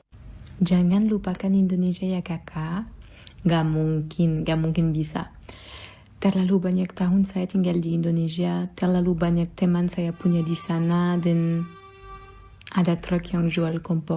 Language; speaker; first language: Indonesian; non-native, fluent; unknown